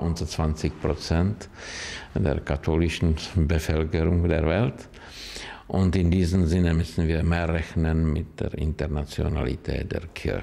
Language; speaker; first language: German; non-native, learner; Czech